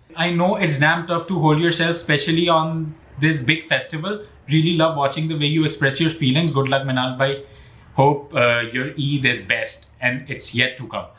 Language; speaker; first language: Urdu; native; Urdu